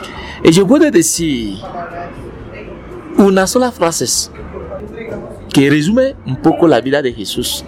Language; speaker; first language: Spanish; non-native, learner; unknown